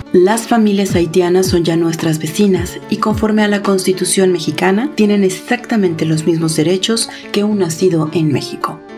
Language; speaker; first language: Spanish; native; Spanish